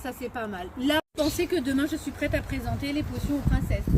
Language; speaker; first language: French; native; French